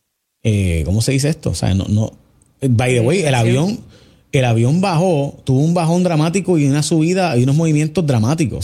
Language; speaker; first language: Spanish; native; Spanish